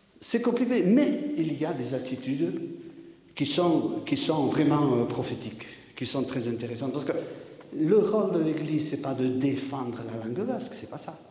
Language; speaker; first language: French; non-native, local second language; Basque